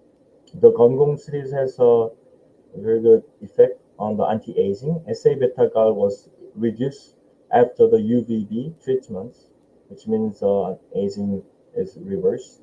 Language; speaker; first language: English; non-native, fluent; Korean